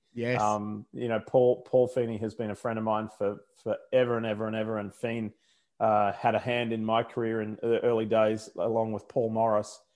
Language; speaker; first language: English; native; English